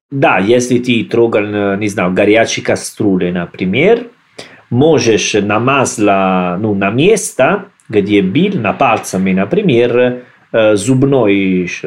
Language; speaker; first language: Russian; non-native, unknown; Italian